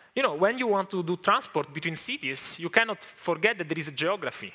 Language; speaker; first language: English; non-native, fluent; Italian